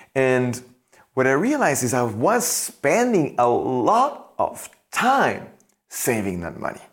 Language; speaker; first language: English; non-native, fluent; French